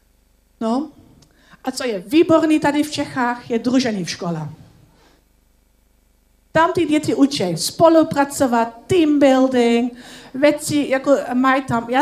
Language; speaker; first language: Czech; non-native, learner; Dutch